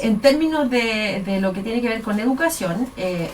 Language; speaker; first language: Spanish; native; Spanish